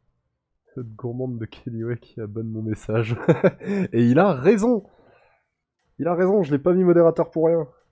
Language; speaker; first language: French; native; French